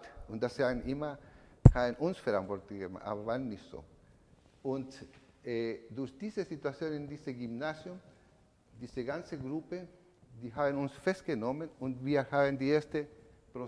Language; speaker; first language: German; non-native, learner; Spanish